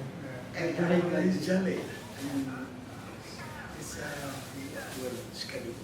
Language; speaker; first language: English; non-native, learner; Indonesian